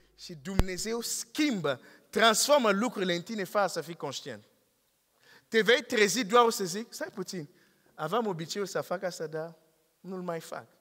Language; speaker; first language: Romanian; non-native, fluent; English